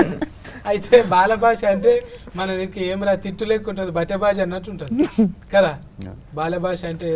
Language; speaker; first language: Telugu; native; Telugu